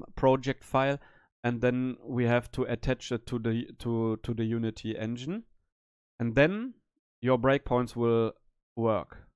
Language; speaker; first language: English; non-native, learner; German